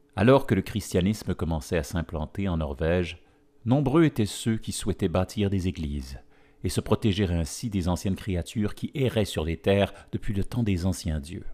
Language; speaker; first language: French; native; French